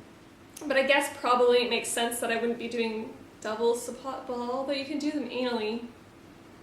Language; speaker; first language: English; native; English